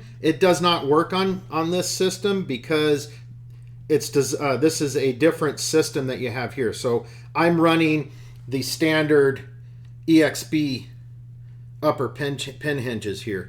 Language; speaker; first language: English; native; English